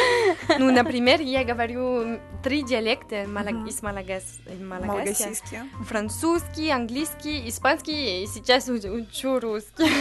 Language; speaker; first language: Russian; non-native, learner; French